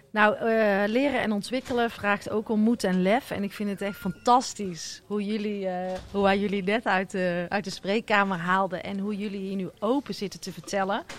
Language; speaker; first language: Dutch; native; Dutch